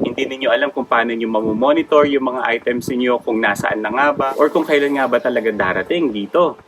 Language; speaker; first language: Filipino; native; Filipino